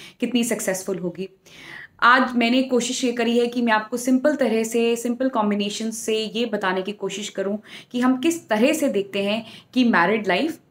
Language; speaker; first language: Hindi; native; Hindi